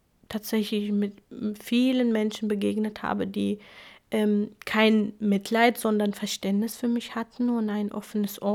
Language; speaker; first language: German; non-native, fluent; Kurdish